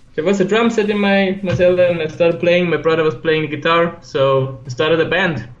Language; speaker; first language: English; non-native, fluent; German